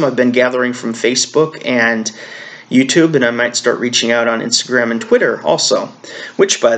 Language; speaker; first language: English; native; English